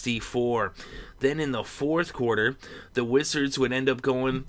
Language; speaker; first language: English; native; English